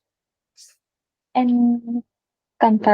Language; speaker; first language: Spanish; non-native, learner; Hindi